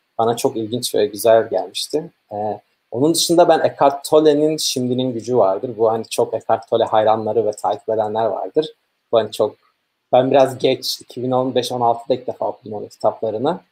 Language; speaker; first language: Turkish; native; Turkish